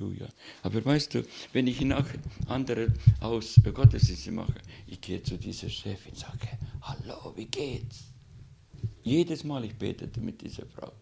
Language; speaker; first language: German; non-native, learner; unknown